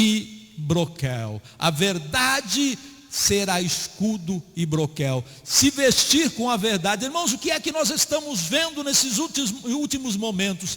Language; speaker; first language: Portuguese; native; Portuguese